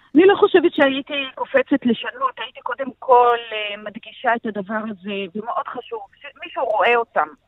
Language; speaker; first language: Hebrew; non-native, local second language; Arabic